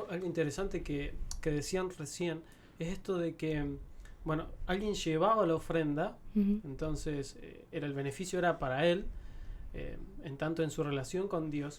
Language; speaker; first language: Spanish; native; Spanish